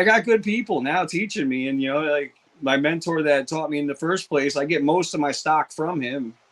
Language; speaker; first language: English; native; English